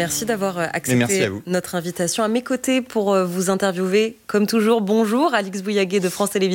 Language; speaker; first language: French; native; French